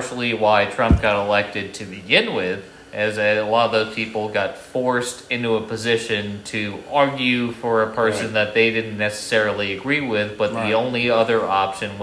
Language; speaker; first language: English; native; English